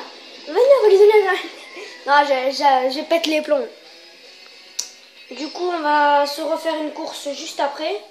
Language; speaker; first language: French; native; French